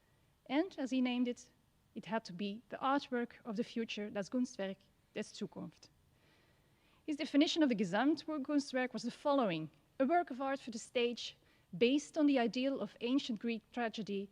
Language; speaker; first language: English; non-native, fluent; Dutch